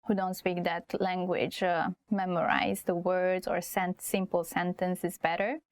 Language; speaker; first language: English; non-native, fluent; Hungarian